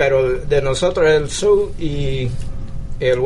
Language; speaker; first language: Spanish; early bilingual, heritage; English